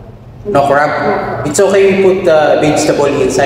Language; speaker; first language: English; non-native, local second language; Filipino